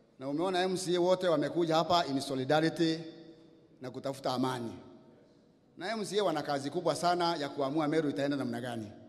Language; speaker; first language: Swahili; non-native, local second language; Meru